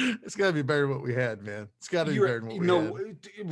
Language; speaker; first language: English; native; English